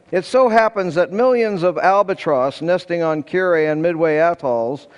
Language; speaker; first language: English; native; English